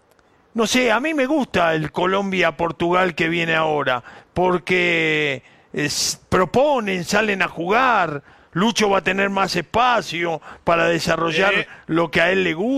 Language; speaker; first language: Spanish; native; Spanish